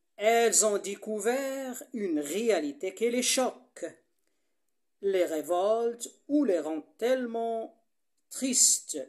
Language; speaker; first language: French; non-native, local second language; Arabic